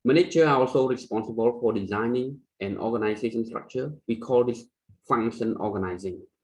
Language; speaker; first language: English; non-native, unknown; Khmer